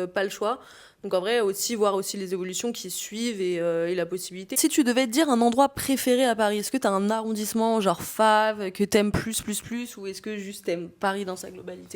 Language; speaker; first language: French; native; French